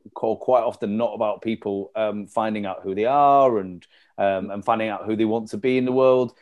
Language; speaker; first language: English; native; English